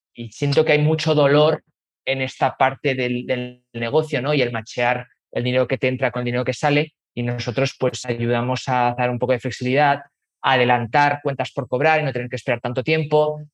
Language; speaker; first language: Spanish; native; Spanish